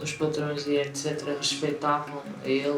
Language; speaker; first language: Portuguese; early bilingual, other home language; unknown